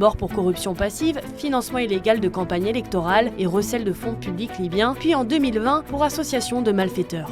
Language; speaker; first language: French; native; French